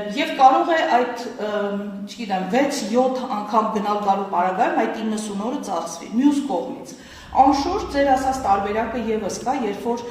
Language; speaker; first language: Armenian; native; Armenian